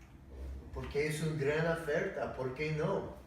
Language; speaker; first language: Spanish; non-native, learner; English